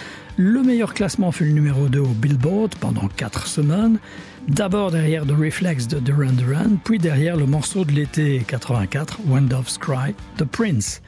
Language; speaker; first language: French; native; French